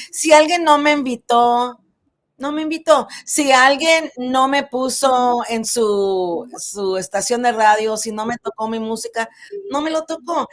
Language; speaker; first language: Spanish; early bilingual, other home language; English